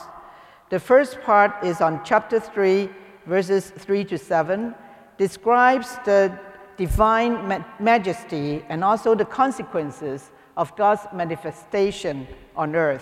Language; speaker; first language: English; non-native, local second language; Cantonese